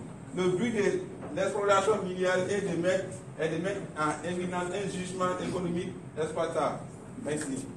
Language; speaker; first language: French; non-native, learner; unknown